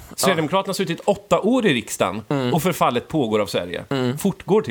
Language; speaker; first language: Swedish; native; Swedish